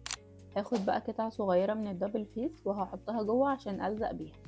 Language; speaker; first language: Arabic; native; Arabic